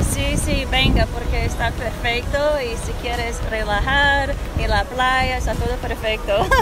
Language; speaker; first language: Spanish; non-native, learner; English